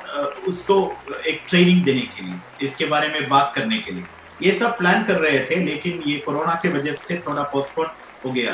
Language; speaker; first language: Hindi; non-native, local second language; Malayalam